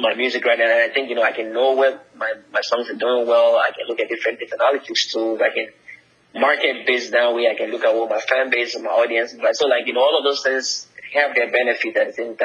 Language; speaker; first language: English; non-native, local second language; Yoruba